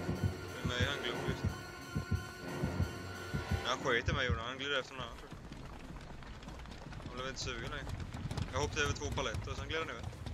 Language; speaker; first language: Swedish; native; Swedish